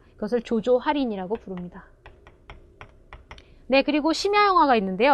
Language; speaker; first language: Korean; native; Korean